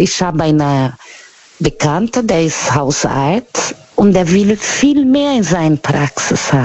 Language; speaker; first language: German; non-native, learner; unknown